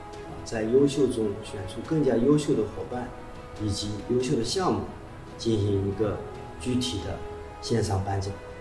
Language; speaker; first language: Chinese; native; Chinese